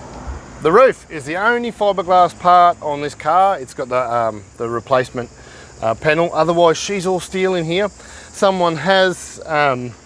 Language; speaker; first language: English; native; English